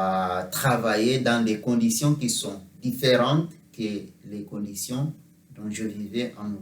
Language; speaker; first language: French; non-native, fluent; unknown